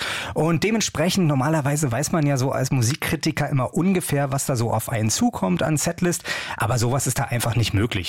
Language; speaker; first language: German; native; German